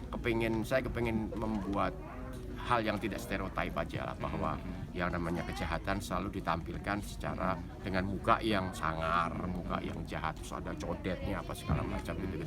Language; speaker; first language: Indonesian; native; Indonesian